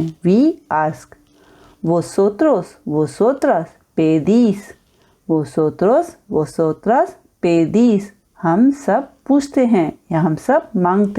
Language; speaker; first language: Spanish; non-native, fluent; Hindi